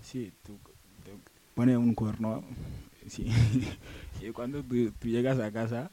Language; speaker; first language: Spanish; non-native, local second language; Wolof